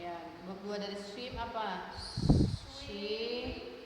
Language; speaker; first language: Indonesian; native; Indonesian